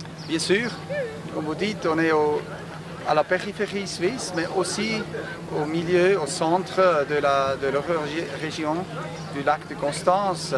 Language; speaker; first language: French; non-native, local second language; German